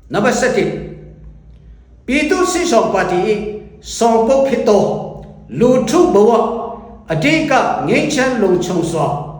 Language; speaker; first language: Burmese; non-native, local second language; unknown